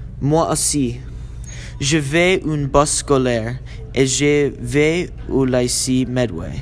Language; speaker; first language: French; non-native, learner; English